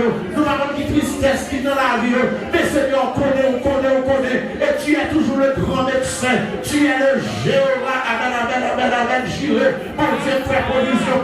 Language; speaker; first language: French; non-native, local second language; Haitian Creole